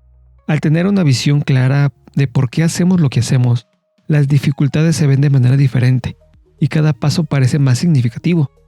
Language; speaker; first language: Spanish; native; Spanish